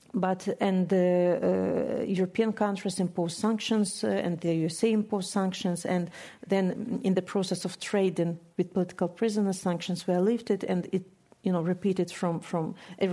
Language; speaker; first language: English; non-native, fluent; Russian